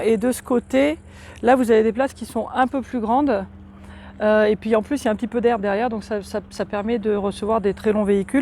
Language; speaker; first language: French; native; French